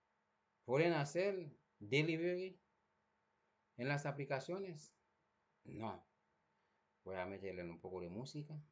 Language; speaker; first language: Spanish; non-native, fluent; Haitian Creole